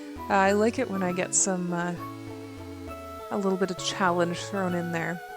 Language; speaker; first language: English; native; English